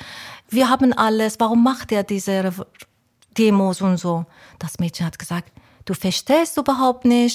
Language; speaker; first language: German; non-native, learner; Persian